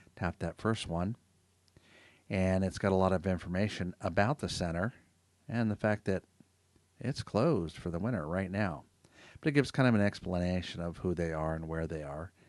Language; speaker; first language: English; native; English